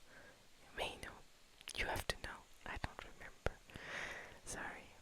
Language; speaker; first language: English; non-native, fluent; French